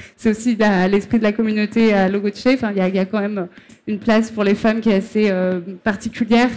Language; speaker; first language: French; native; French